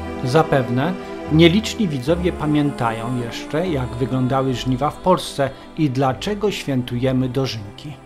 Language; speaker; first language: Polish; native; Polish